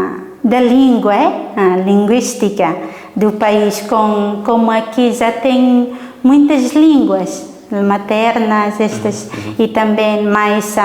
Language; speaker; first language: Portuguese; non-native, learner; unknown